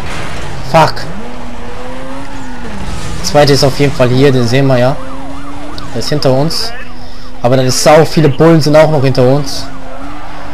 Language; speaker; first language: German; native; German